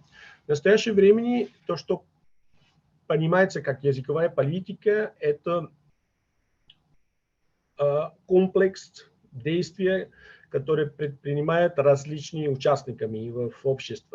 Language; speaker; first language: Russian; non-native, fluent; Catalan